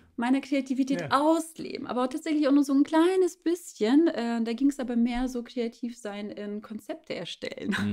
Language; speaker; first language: German; early bilingual, other home language; Russian